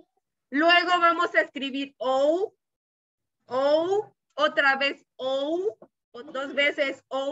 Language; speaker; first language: Spanish; native; Spanish